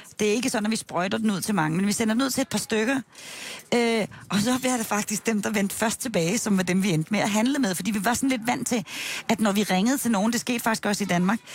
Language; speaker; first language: Danish; native; Danish